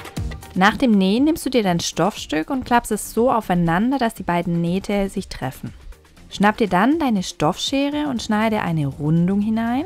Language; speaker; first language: German; native; German